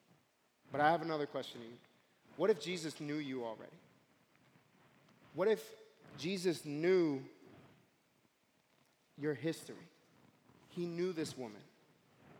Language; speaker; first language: English; native; English